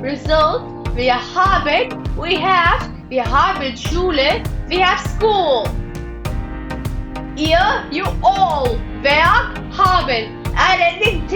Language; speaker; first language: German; non-native, learner; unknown